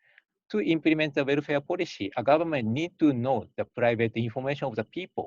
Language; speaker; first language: English; non-native, fluent; Japanese